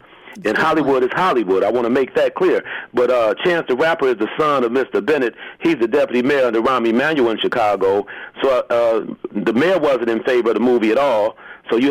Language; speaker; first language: English; native; English